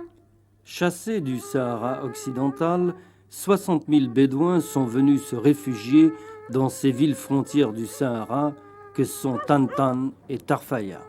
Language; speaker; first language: French; native; French